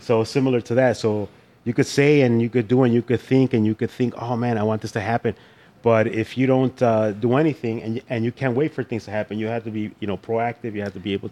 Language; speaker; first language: English; early bilingual, other home language; Spanish